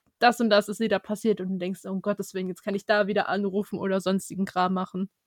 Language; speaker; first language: German; early bilingual, other home language; Russian